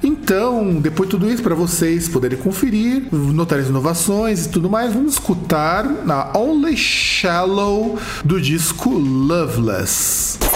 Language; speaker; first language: Portuguese; native; Portuguese